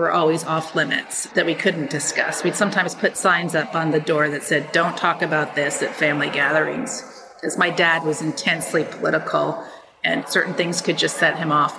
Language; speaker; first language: English; native; English